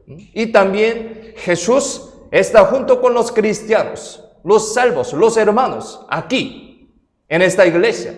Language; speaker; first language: Spanish; non-native, fluent; Korean